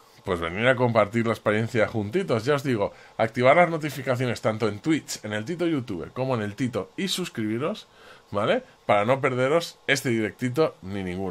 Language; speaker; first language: Spanish; native; Spanish